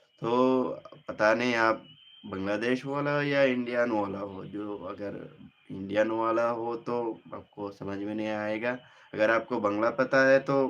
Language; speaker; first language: Hindi; non-native, local second language; Bangla